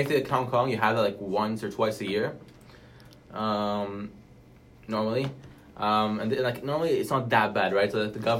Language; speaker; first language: English; non-native, local second language; Hebrew